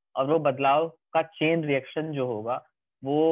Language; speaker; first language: Hindi; native; Hindi